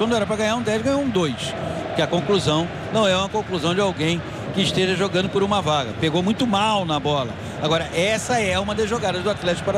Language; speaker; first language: Portuguese; native; Portuguese